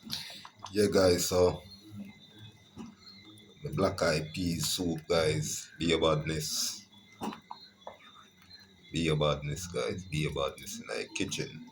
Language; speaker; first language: English; non-native, local second language; Jamaican Creole English